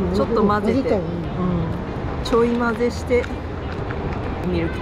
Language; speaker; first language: Japanese; native; Japanese